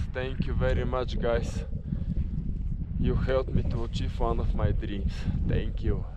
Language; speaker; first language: English; non-native, fluent; Bulgarian